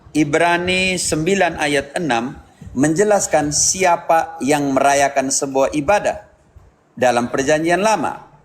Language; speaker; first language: Indonesian; native; Indonesian